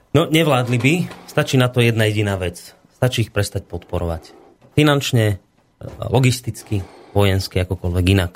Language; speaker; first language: Slovak; native; Slovak